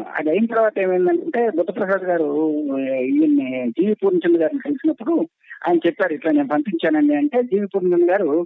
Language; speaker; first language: Telugu; native; Telugu